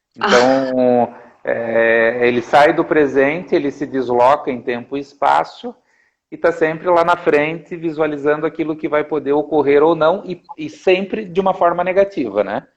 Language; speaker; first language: Portuguese; native; Portuguese